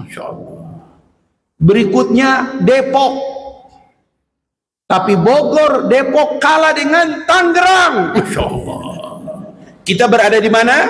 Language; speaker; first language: Indonesian; native; Indonesian